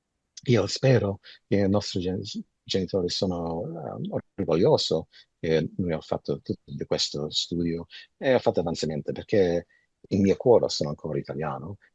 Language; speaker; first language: Italian; early bilingual, heritage; Italian